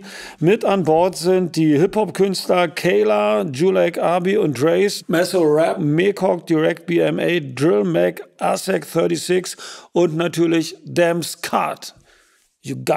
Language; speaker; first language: German; native; German